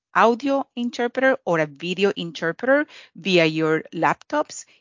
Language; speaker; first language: English; non-native, fluent; Spanish